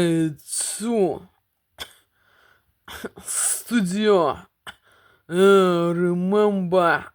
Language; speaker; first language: English; non-native, learner; Russian